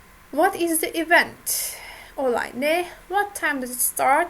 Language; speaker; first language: English; non-native, fluent; Turkish